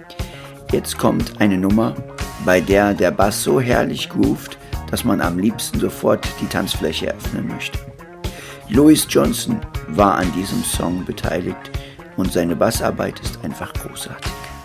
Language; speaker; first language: German; native; German